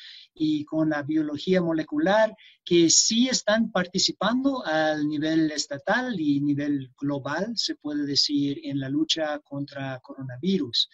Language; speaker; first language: Spanish; non-native, fluent; English